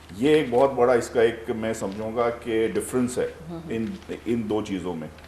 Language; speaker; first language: Urdu; native; Urdu